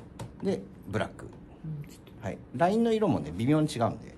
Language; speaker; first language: Japanese; native; Japanese